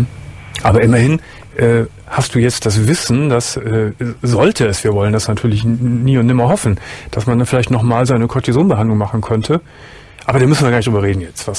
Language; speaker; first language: German; native; German